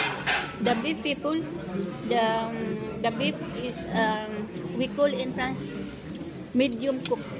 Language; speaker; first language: English; non-native, local second language; Filipino